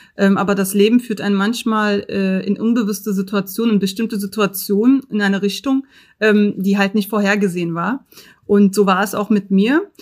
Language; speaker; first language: German; early bilingual, other home language; Turkish